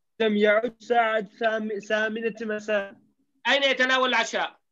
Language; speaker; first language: Arabic; non-native, learner; Turkish